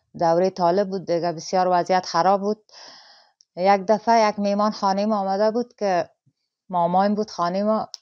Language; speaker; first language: Persian; native; Persian